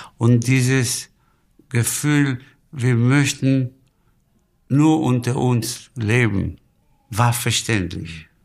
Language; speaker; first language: German; non-native, fluent; Spanish